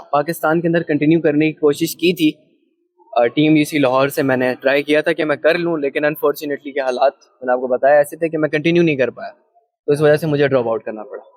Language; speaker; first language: Urdu; early bilingual, heritage; Urdu